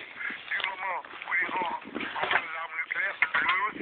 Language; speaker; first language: French; native; French